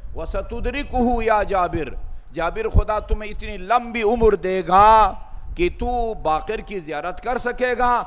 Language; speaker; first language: Urdu; non-native, local second language; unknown